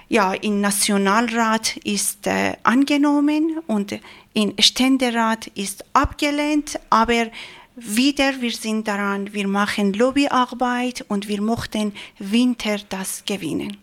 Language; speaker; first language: German; non-native, learner; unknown